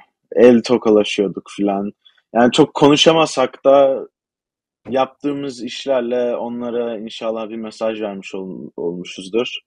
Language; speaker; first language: Turkish; early bilingual, heritage; Turkish